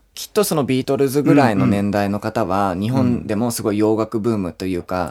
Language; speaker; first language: Japanese; non-native, fluent; English